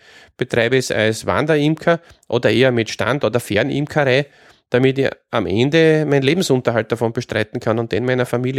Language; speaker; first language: German; native; German